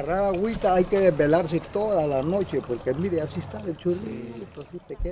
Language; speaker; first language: Spanish; native; Spanish